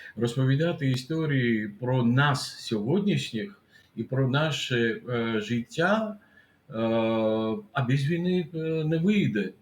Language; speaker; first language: Ukrainian; non-native, fluent; Georgian